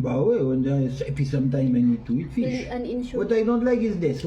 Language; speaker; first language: English; non-native, learner; French